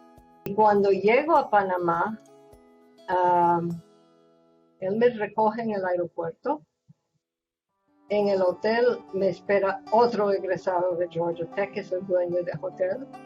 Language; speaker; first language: Spanish; non-native, fluent; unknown